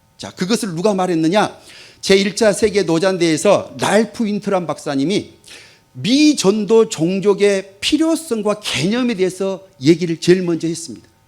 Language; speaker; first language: Korean; native; Korean